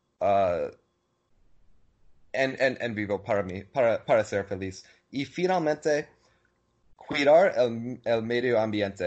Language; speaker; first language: Spanish; non-native, learner; English